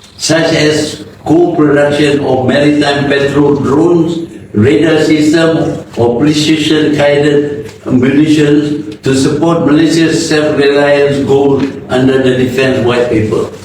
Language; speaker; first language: English; non-native, local second language; Malay